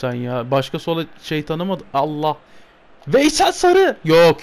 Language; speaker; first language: Turkish; native; Turkish